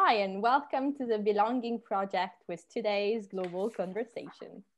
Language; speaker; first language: English; non-native, fluent; French